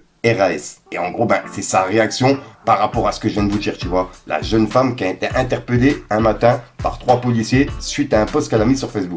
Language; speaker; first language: French; native; French